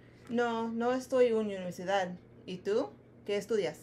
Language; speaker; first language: Spanish; non-native, learner; English